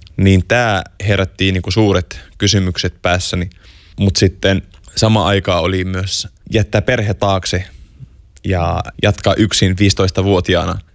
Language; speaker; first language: Finnish; non-native, fluent; Arabic